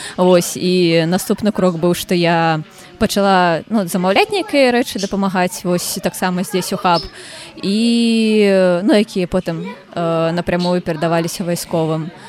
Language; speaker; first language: Belarusian; native; Belarusian